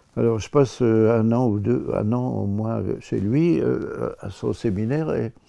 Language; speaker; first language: French; native; French